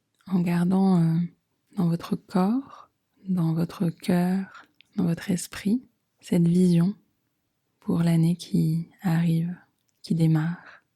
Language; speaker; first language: French; native; French